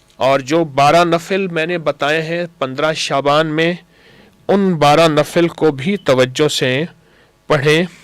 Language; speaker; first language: Urdu; native; Urdu